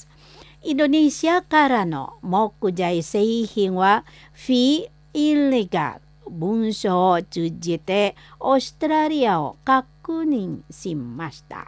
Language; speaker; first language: Japanese; non-native, fluent; Indonesian